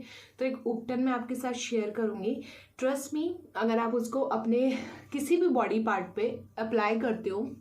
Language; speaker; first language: Hindi; native; Hindi